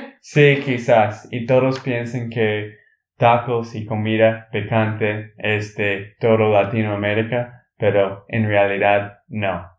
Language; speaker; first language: Spanish; non-native, learner; English